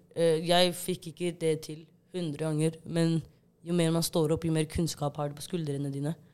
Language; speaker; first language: Norwegian; early bilingual, other home language; Somali